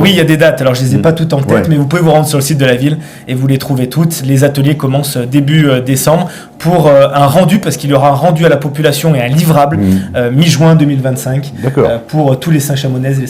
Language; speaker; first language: French; native; French